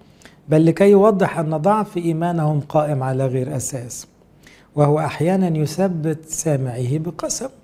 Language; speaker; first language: Arabic; native; Arabic